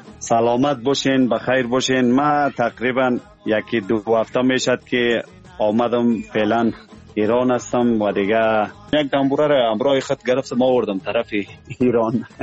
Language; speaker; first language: Persian; native; Persian